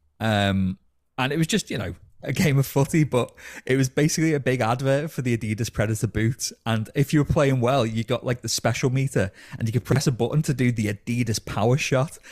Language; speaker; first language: English; native; English